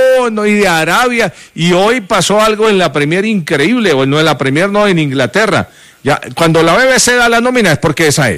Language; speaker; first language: Spanish; native; Spanish